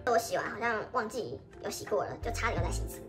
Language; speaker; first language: Chinese; native; Chinese